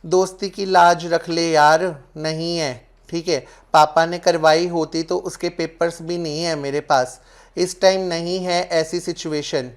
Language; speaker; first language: Hindi; non-native, local second language; Punjabi